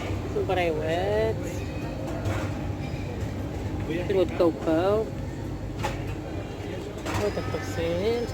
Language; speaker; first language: Arabic; native; Arabic